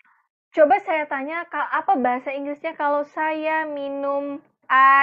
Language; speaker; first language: Indonesian; native; Indonesian